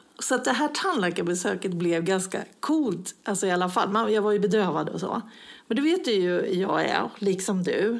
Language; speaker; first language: Swedish; native; Swedish